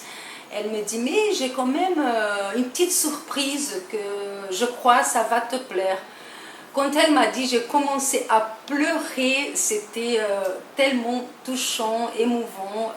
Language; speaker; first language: French; non-native, fluent; Portuguese